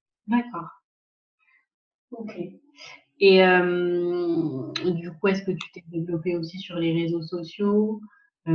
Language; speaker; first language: French; native; French